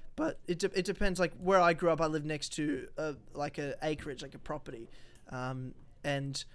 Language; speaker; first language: English; native; English